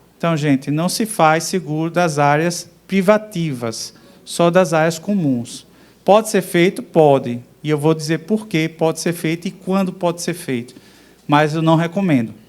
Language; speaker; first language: Portuguese; native; Portuguese